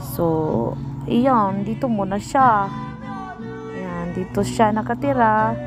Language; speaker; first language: Filipino; non-native, local second language; Cebuano